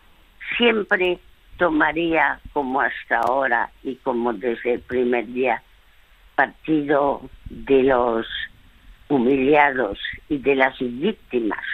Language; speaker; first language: Spanish; early bilingual, other home language; French